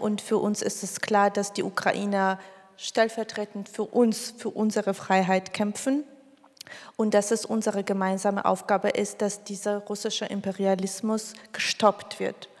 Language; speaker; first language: German; non-native, fluent; Georgian